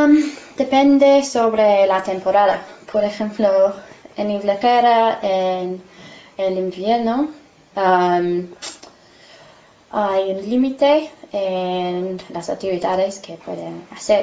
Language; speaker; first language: Spanish; non-native, fluent; English